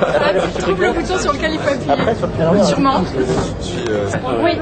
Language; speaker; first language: French; native; French